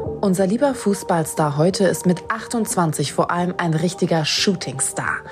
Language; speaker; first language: German; native; German